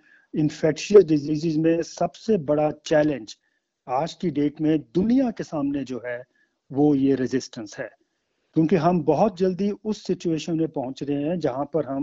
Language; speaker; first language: Hindi; native; Hindi